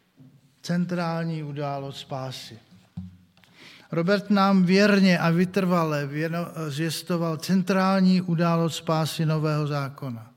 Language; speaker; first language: Czech; native; Czech